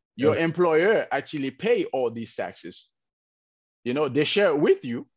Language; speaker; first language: English; early bilingual, heritage; English